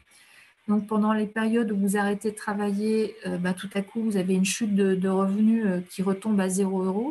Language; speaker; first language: French; native; French